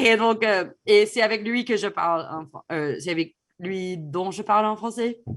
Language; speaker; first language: French; non-native, fluent; English